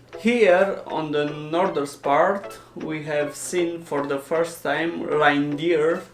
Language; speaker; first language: English; non-native, learner; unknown